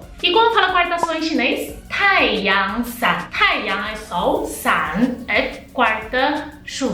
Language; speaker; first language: Portuguese; non-native, fluent; Chinese